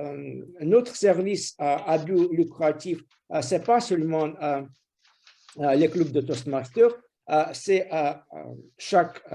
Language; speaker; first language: French; non-native, fluent; Russian